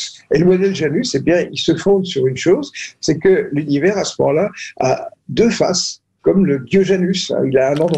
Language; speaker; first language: French; native; French